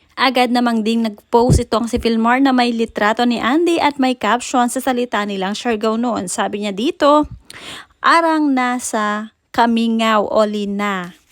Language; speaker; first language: Filipino; native; Filipino